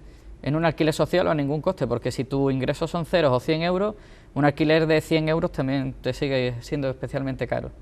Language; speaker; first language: Spanish; native; Spanish